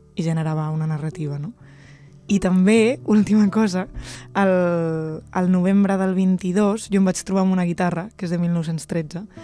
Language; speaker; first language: Catalan; non-native, local second language; Spanish